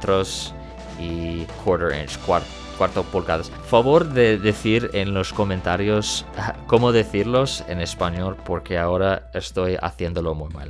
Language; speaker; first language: Spanish; non-native, fluent; English